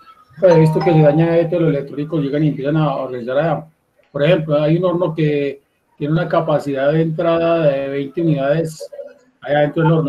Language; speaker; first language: Spanish; native; Spanish